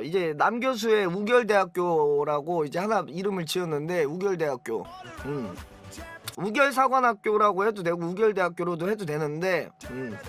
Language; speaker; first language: Korean; native; Korean